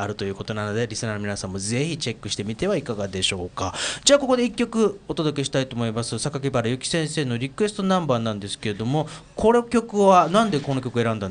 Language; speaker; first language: Japanese; native; Japanese